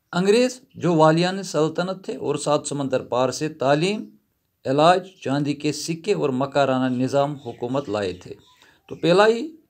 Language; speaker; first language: Urdu; non-native, local second language; Kashmiri